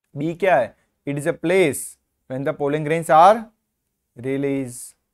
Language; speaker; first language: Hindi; non-native, local second language; Gujarati